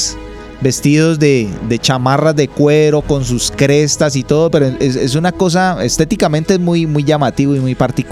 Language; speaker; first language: Spanish; native; Spanish